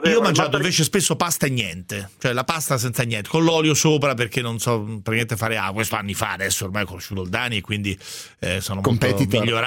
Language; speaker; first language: Italian; native; Italian